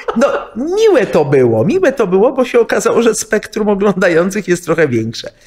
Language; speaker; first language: Polish; native; Polish